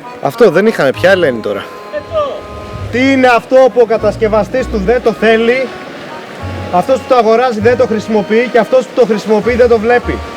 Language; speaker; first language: Greek; native; Greek